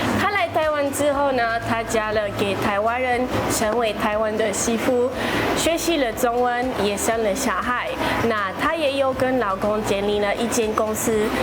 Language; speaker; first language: Chinese; non-native, fluent; French